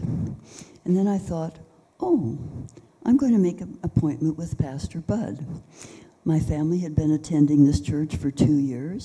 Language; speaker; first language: English; native; English